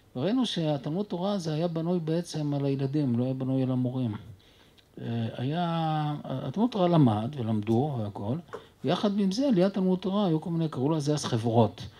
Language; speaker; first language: Hebrew; early bilingual, other home language; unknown